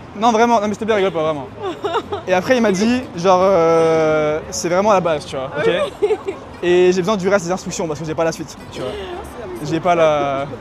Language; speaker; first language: French; native; French